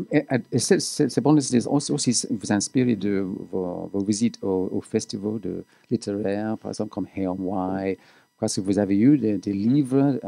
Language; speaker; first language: French; non-native, fluent; English